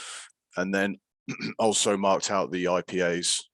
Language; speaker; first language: English; native; English